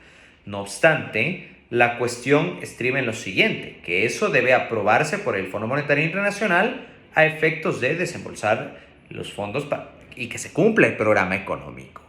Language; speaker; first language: Spanish; native; Spanish